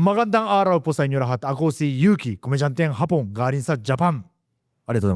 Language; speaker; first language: Filipino; non-native, fluent; Japanese